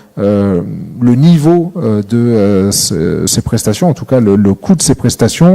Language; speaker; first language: French; native; French